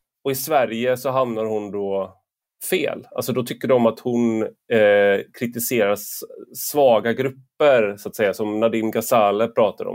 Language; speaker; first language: Swedish; native; Swedish